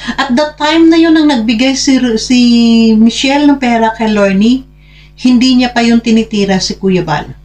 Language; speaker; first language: Filipino; non-native, local second language; Hiligaynon